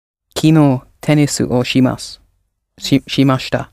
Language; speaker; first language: Japanese; non-native, learner; English